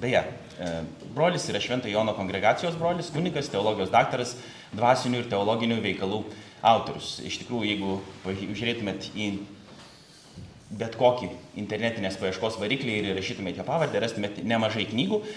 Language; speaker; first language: Lithuanian; native; Lithuanian